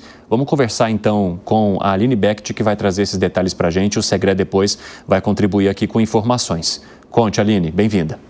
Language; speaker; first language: Portuguese; native; Portuguese